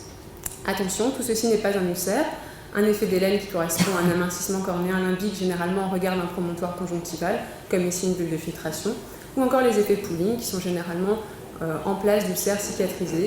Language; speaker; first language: French; native; French